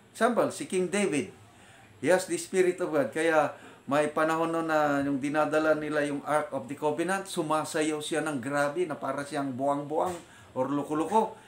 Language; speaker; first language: Filipino; non-native, local second language; Iloko